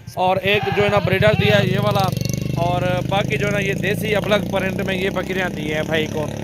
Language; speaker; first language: Urdu; non-native, local second language; Saraiki